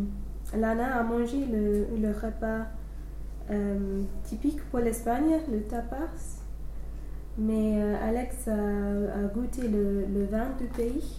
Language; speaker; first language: French; non-native, fluent; English